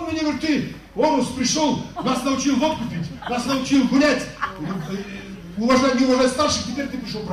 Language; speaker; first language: Russian; native; Russian